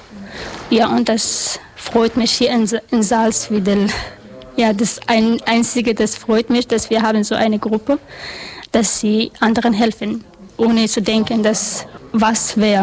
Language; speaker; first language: German; non-native, learner; Persian